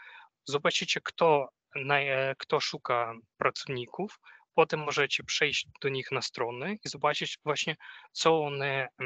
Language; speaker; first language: Polish; non-native, fluent; Ukrainian